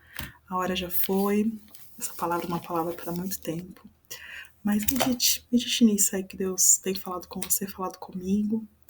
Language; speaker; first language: Portuguese; native; Portuguese